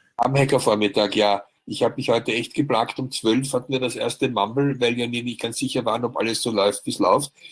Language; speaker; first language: German; native; German